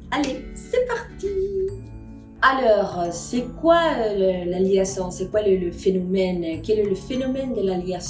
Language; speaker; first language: French; non-native, fluent; Spanish